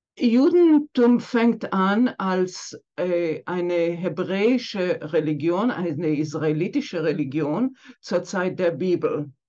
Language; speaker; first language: German; non-native, fluent; Hebrew